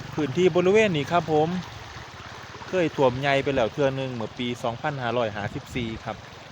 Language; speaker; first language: Thai; native; Thai